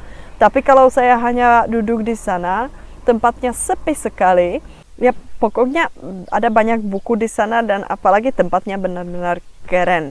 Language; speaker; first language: Indonesian; non-native, fluent; Czech